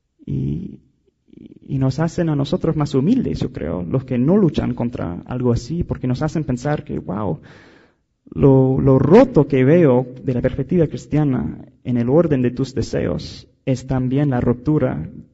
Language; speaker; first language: Spanish; non-native, fluent; English